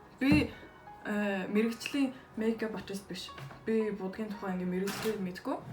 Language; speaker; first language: Mongolian; early bilingual, heritage; Mongolian